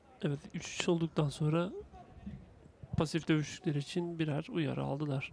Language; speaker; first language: Turkish; native; Turkish